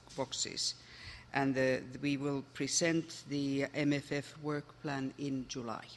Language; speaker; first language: English; non-native, fluent; Finnish